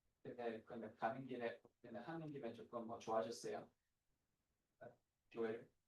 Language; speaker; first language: Korean; non-native, learner; English